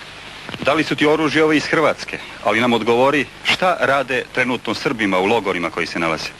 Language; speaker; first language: Croatian; native; Croatian